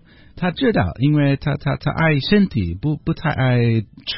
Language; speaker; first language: Chinese; non-native, learner; English